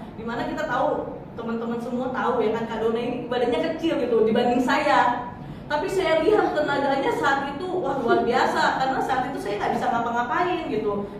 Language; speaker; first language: Indonesian; native; Indonesian